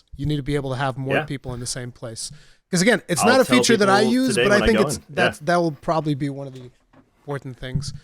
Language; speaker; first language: English; native; English